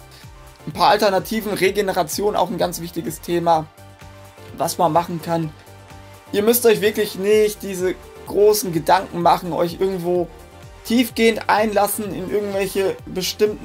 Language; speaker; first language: German; native; German